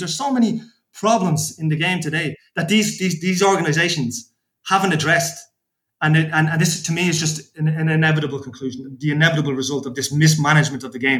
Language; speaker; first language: English; native; English